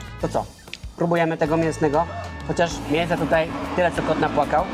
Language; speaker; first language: Polish; native; Polish